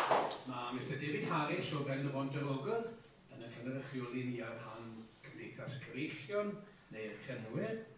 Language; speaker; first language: Welsh; native; Welsh